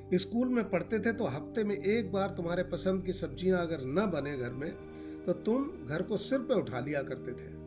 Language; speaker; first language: Hindi; native; Hindi